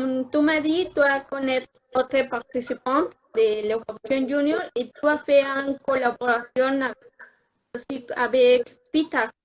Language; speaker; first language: French; non-native, learner; Spanish